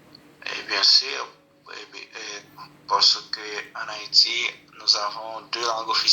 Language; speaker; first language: French; non-native, local second language; Haitian Creole